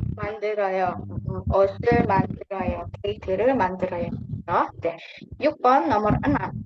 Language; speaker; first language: Korean; non-native, fluent; Indonesian